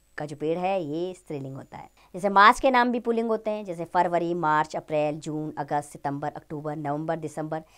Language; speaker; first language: Hindi; native; Hindi